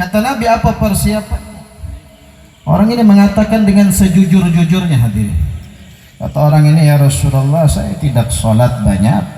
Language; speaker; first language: Indonesian; non-native, local second language; Banjar